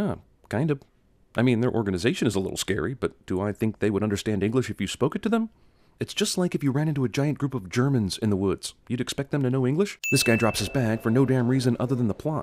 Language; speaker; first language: English; native; English